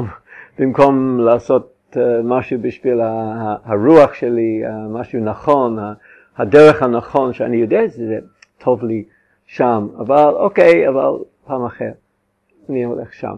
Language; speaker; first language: Hebrew; non-native, fluent; English